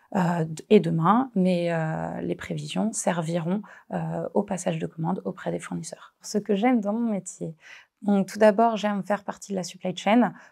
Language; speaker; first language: French; native; French